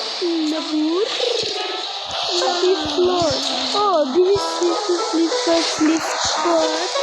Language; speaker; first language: English; non-native, learner; Bangla